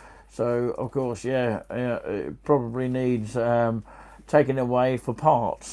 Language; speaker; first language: English; native; English